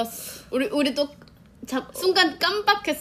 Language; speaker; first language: Korean; non-native, fluent; Thai